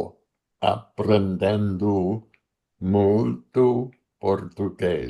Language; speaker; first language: Portuguese; non-native, learner; English